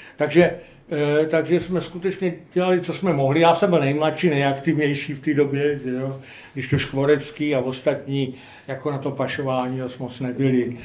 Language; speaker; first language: Czech; non-native, local second language; Polish